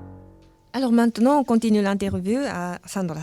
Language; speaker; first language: French; non-native, fluent; Japanese